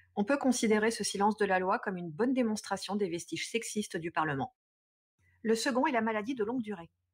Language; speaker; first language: French; native; French